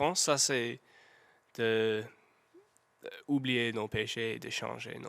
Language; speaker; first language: French; non-native, learner; English